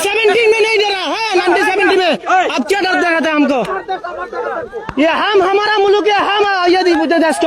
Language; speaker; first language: Hindi; non-native, learner; Bangla